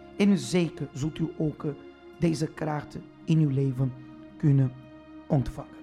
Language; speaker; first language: Dutch; non-native, fluent; Portuguese